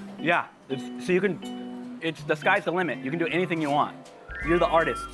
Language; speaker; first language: English; native; English